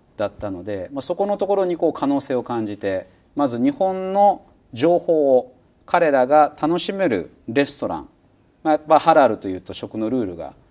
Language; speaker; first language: Japanese; native; Japanese